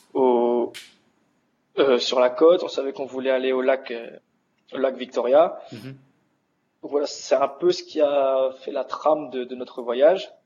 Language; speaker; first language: French; native; French